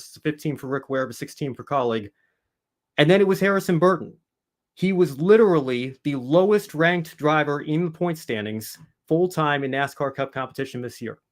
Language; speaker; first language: English; native; English